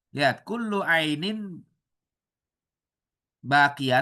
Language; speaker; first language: Arabic; non-native, fluent; Indonesian